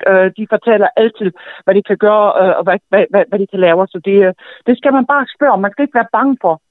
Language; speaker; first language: Danish; non-native, fluent; German